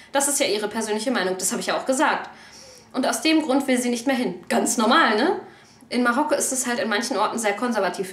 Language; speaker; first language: German; early bilingual, other home language; Turkish